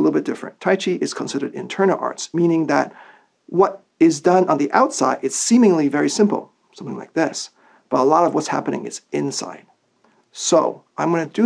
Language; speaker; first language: English; non-native, local second language; Cantonese